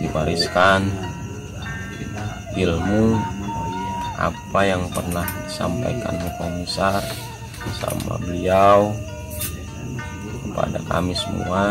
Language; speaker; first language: Indonesian; native; Indonesian